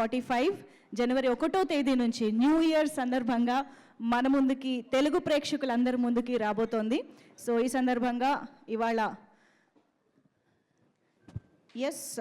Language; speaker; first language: Telugu; native; Telugu